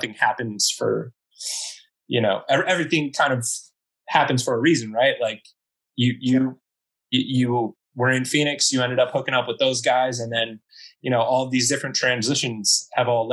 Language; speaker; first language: English; native; English